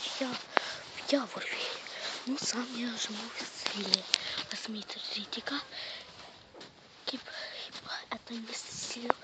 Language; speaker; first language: Russian; non-native, local second language; Ukrainian